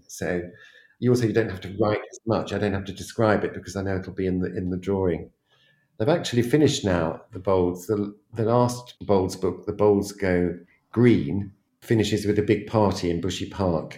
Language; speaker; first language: English; native; English